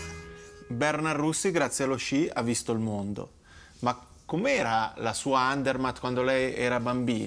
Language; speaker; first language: Italian; native; Italian